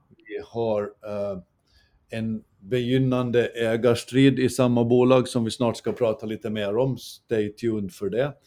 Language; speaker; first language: Swedish; native; Swedish